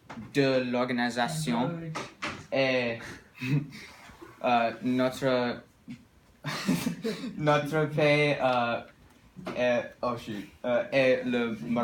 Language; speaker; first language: French; non-native, learner; English